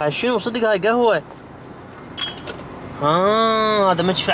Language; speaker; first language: Arabic; native; Arabic